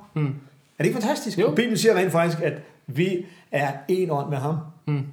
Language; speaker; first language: Danish; native; Danish